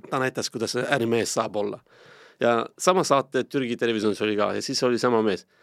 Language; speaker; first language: Estonian; non-native, fluent; Turkish